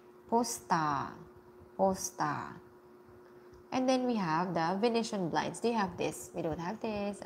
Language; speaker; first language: English; non-native, local second language; Filipino